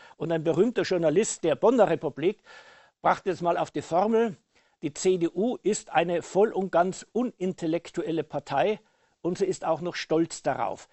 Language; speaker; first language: German; native; German